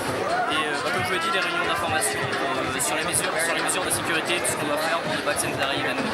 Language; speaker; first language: French; native; French